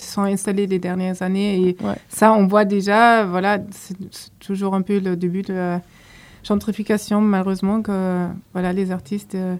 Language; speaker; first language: French; non-native, fluent; German